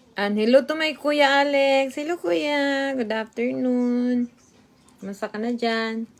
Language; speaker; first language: Filipino; non-native, local second language; Cebuano